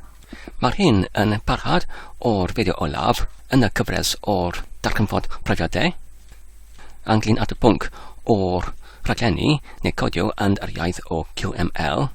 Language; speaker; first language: Welsh; non-native, learner; English